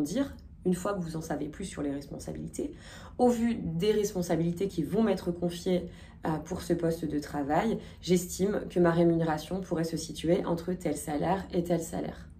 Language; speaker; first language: French; native; French